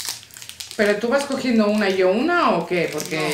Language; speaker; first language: Spanish; native; Spanish